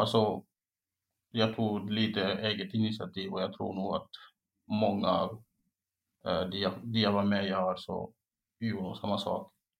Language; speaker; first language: Swedish; non-native, fluent; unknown